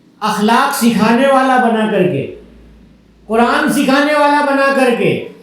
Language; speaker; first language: Urdu; native; Urdu